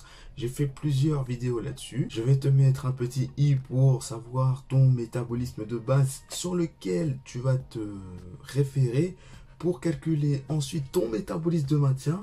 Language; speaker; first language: French; native; French